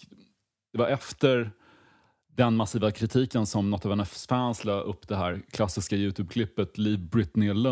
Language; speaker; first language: Swedish; native; Swedish